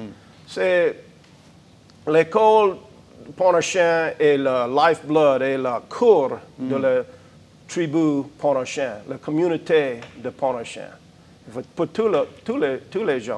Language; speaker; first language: French; non-native, learner; English